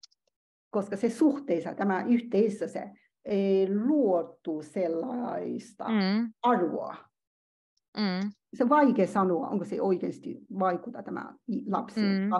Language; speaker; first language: Finnish; non-native, learner; Chinese